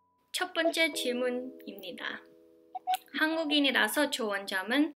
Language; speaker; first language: Korean; early bilingual, heritage; English